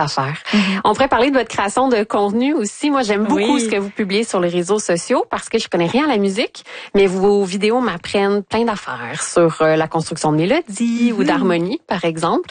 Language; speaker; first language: French; native; French